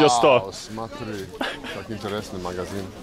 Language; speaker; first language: Russian; non-native, learner; English